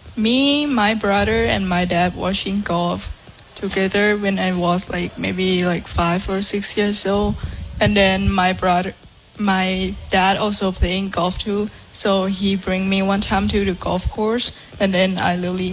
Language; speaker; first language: English; non-native, fluent; Thai